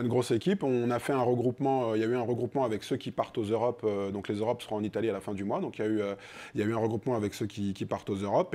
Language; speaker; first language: French; native; French